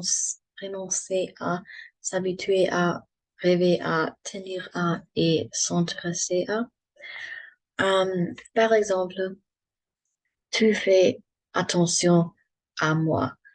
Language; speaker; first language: French; non-native, learner; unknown